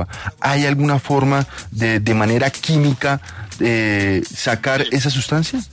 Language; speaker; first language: Spanish; native; Spanish